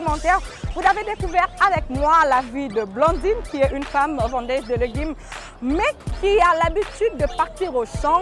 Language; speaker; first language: French; non-native, local second language; Lingala